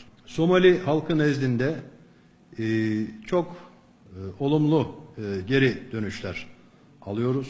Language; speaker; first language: Turkish; native; Turkish